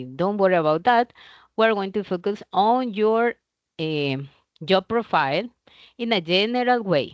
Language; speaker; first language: English; non-native, fluent; Spanish